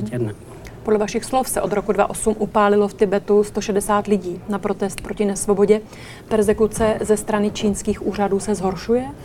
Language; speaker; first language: Czech; native; Czech